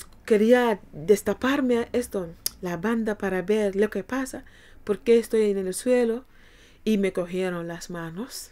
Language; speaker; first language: Spanish; non-native, fluent; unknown